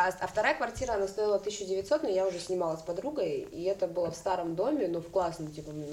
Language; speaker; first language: Russian; native; Russian